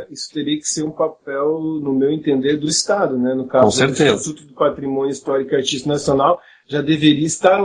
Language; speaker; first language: Portuguese; native; Portuguese